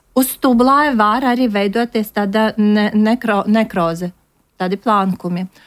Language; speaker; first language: Latvian; non-native, local second language; Russian